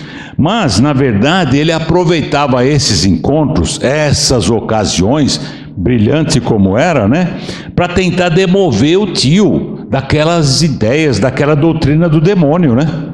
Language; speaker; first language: Portuguese; native; Portuguese